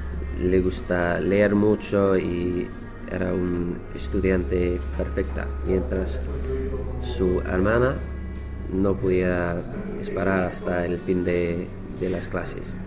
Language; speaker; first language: Spanish; non-native, learner; English